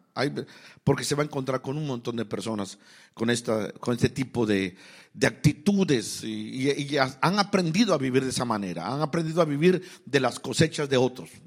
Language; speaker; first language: Spanish; native; Spanish